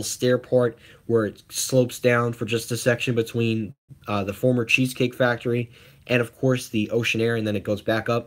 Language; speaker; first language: English; native; English